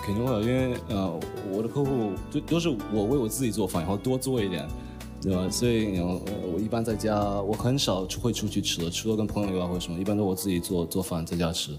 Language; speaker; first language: Chinese; early bilingual, heritage; Chinese